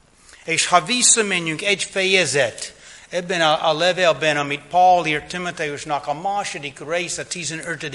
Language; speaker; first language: Hungarian; non-native, fluent; English